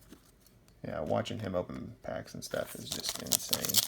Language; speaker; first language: English; native; English